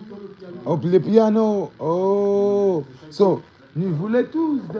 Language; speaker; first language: French; non-native, learner; Portuguese